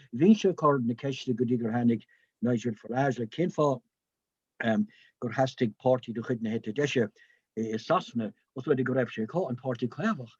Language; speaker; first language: Irish; non-native, local second language; English